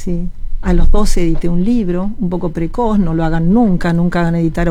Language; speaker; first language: Spanish; native; Spanish